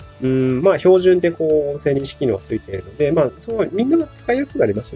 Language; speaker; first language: Japanese; native; Japanese